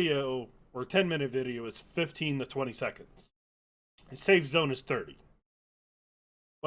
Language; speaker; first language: English; native; English